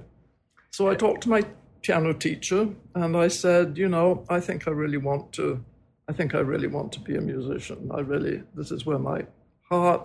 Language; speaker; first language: English; native; English